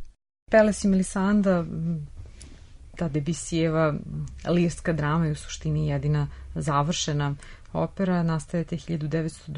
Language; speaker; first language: Serbian; native; Serbian